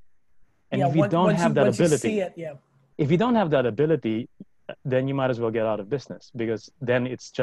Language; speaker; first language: English; non-native, local second language; Filipino